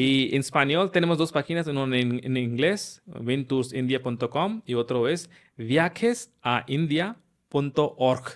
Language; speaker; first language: Spanish; non-native, learner; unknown